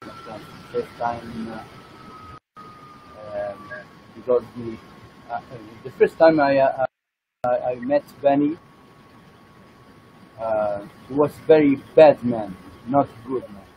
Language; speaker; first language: English; non-native, learner; Italian